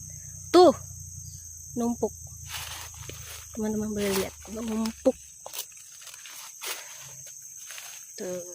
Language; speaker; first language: Indonesian; native; Indonesian